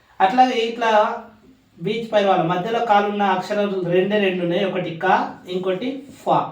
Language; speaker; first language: Telugu; non-native, local second language; Urdu